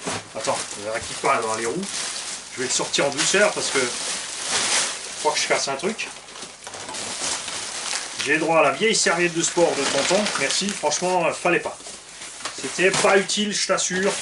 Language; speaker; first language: French; native; French